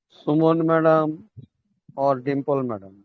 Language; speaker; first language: English; non-native, learner; Hindi